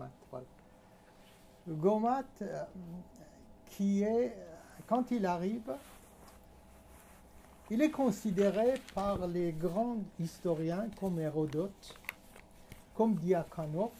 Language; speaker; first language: French; non-native, fluent; Persian